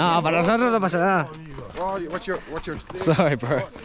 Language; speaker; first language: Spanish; non-native, learner; German